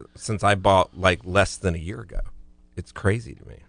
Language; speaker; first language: English; native; English